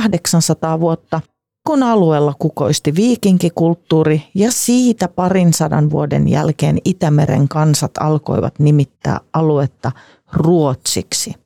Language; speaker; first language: Finnish; native; Finnish